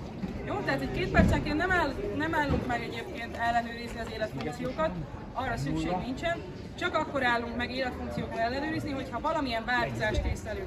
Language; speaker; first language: Hungarian; native; Hungarian